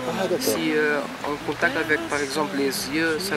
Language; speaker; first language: French; non-native, fluent; Kabuverdianu